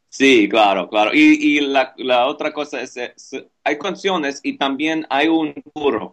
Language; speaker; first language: Spanish; non-native, learner; English